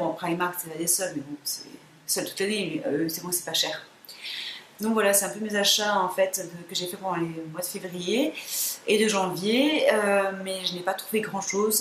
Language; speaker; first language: French; native; French